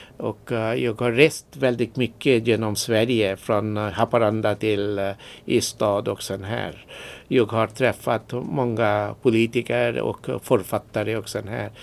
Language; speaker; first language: Swedish; non-native, fluent; Bangla